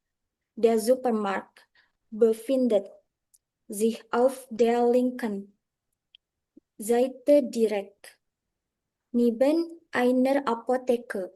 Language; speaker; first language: German; non-native, learner; Indonesian